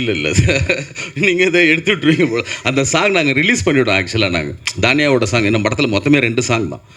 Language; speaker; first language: Tamil; native; Tamil